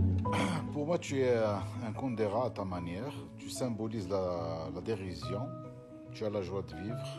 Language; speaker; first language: French; non-native, local second language; Arabic